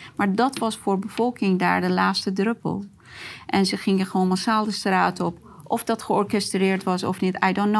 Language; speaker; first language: Dutch; non-native, fluent; Persian